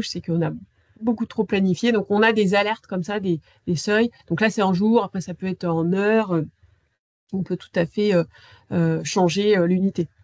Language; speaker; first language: French; native; French